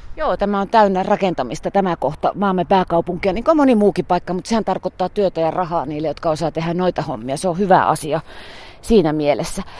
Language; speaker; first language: Finnish; native; Finnish